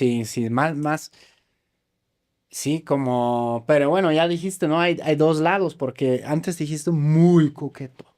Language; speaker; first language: Spanish; non-native, fluent; German